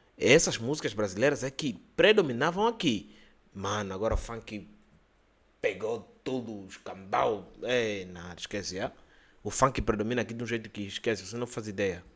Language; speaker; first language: Portuguese; native; Portuguese